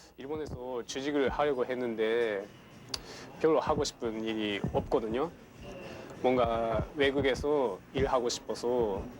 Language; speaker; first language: Korean; non-native, fluent; Japanese